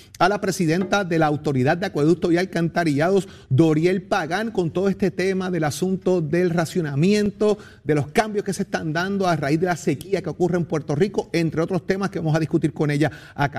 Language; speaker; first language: Spanish; native; Spanish